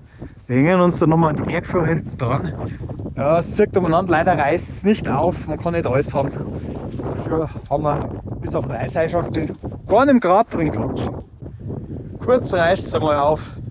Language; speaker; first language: German; native; German